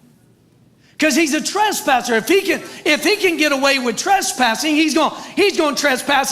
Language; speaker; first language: English; native; English